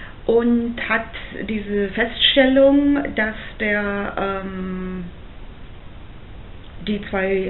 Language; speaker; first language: German; non-native, fluent; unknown